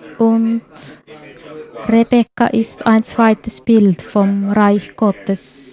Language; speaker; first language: German; non-native, fluent; Swedish